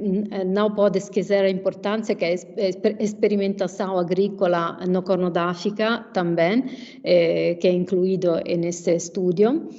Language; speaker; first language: Portuguese; non-native, fluent; Italian